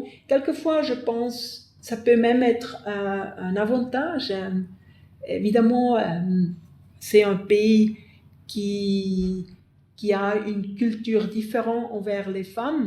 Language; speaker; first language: French; non-native, fluent; German